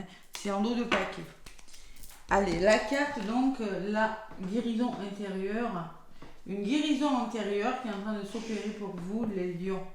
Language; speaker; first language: French; native; French